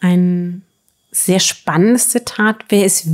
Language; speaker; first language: German; native; German